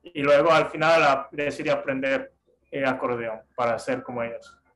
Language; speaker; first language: Spanish; non-native, fluent; Japanese